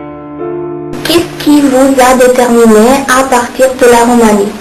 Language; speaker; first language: French; non-native, learner; Romanian